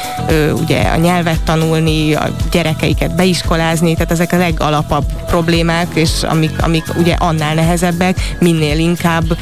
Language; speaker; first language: Hungarian; native; Hungarian